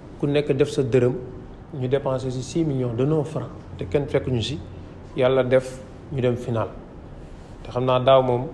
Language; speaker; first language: Wolof; native; Wolof